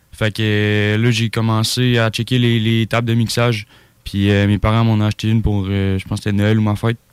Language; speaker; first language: French; native; French